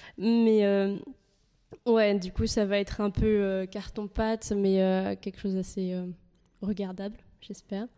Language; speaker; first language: French; non-native, fluent; Spanish